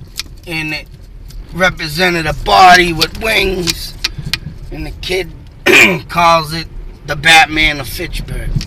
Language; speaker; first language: English; native; English